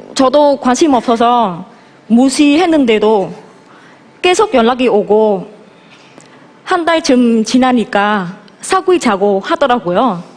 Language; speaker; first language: Korean; non-native, fluent; Vietnamese